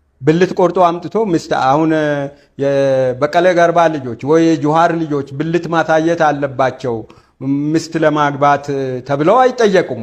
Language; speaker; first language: Amharic; non-native, local second language; Wolaytta